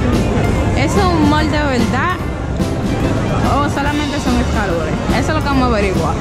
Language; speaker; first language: Spanish; native; Spanish